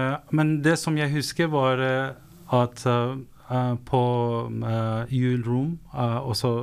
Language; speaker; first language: Norwegian; non-native, fluent; Persian